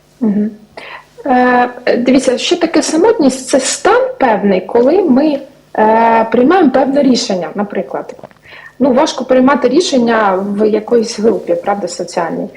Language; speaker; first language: Ukrainian; native; Ukrainian